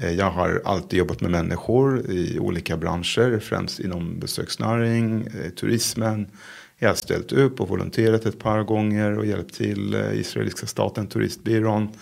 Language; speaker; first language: Swedish; non-native, fluent; Hebrew